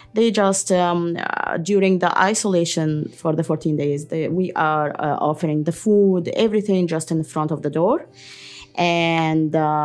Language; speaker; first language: English; early bilingual, other home language; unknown